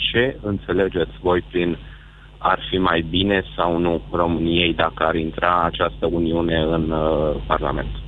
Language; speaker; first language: Romanian; non-native, local second language; Hungarian